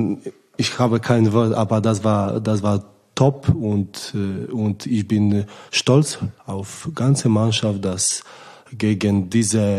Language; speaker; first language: German; non-native, learner; Polish